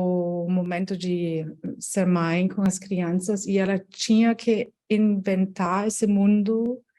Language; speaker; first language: Portuguese; non-native, fluent; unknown